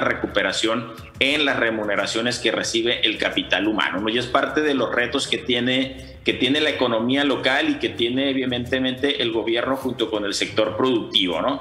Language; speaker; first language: Spanish; native; Spanish